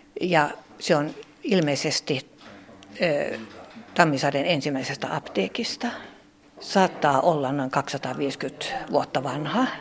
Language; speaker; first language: Finnish; non-native, local second language; Swedish